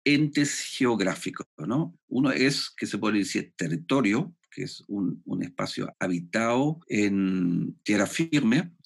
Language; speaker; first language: Spanish; non-native, fluent; German